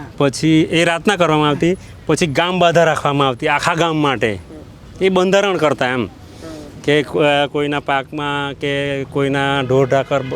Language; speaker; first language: Gujarati; non-native, local second language; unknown